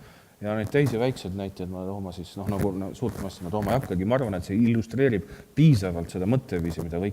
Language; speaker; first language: Estonian; native; Estonian